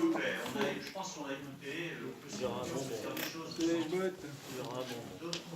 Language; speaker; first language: French; native; French